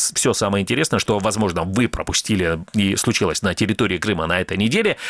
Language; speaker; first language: Russian; native; Russian